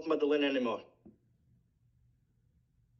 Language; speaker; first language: English; non-native, learner; Portuguese